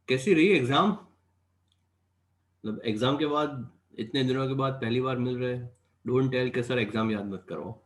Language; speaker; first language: Hindi; non-native, local second language; Gujarati